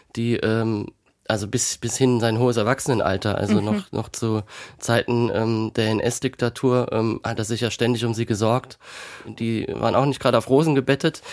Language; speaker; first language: German; native; German